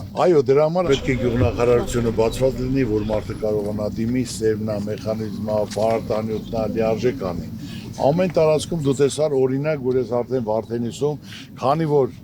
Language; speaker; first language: Armenian; native; Armenian